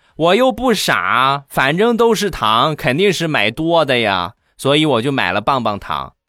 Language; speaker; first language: Chinese; native; Chinese